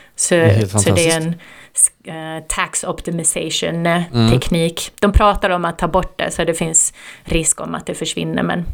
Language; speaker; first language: Swedish; native; Swedish